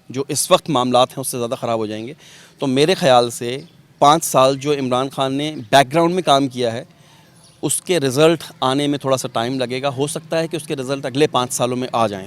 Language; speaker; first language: Urdu; non-native, local second language; Punjabi